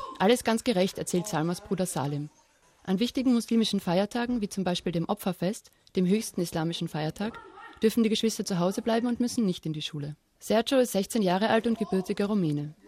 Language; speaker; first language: German; native; German